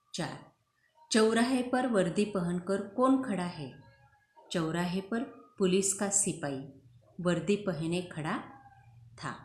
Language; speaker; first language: Hindi; non-native, local second language; Marathi